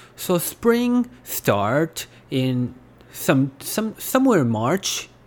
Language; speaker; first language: English; non-native, fluent; Japanese